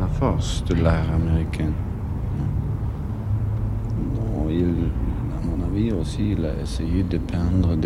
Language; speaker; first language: French; non-native, fluent; German